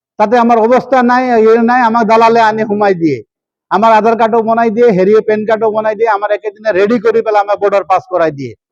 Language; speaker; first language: Assamese; native; Assamese